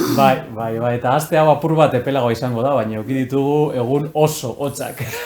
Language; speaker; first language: Basque; non-native, local second language; Spanish